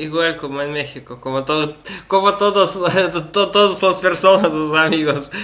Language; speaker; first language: Spanish; non-native, learner; Russian